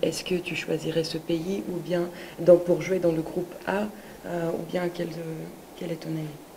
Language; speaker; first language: French; non-native, fluent; Bulgarian